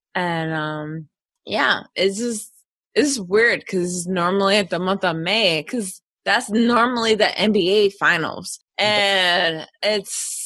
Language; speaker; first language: English; native; English